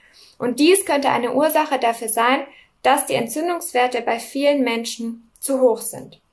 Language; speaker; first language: German; native; German